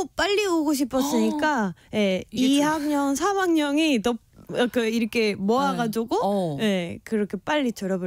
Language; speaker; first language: Korean; non-native, fluent; Spanish